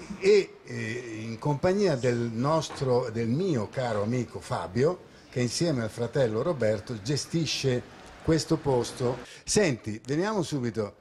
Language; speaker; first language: Italian; native; Italian